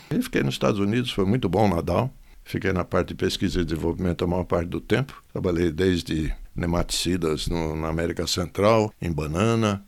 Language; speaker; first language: Portuguese; native; Portuguese